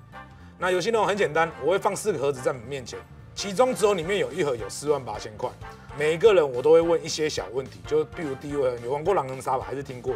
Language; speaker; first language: Chinese; native; Chinese